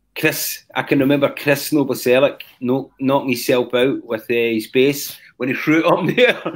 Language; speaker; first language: English; native; English